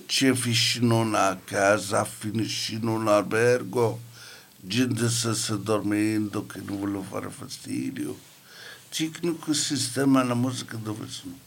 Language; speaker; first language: Italian; non-native, learner; Arabic